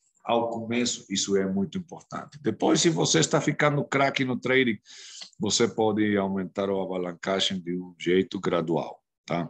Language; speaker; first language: Portuguese; non-native, fluent; Spanish